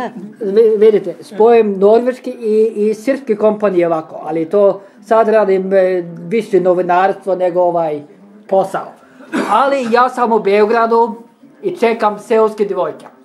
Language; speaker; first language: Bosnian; non-native, learner; Norwegian